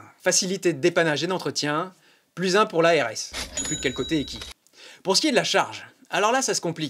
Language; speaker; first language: French; native; French